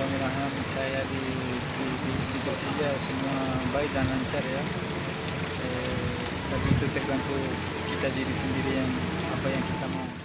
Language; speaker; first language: Indonesian; non-native, fluent; Spanish